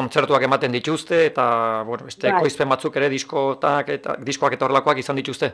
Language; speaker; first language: Basque; native; Basque